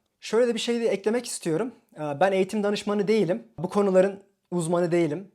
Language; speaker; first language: Turkish; native; Turkish